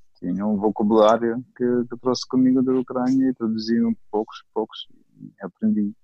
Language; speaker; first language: Portuguese; non-native, fluent; Ukrainian